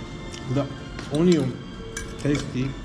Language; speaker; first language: English; non-native, learner; Japanese